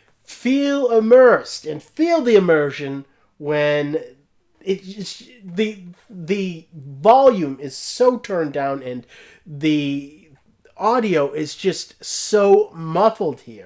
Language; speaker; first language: English; native; English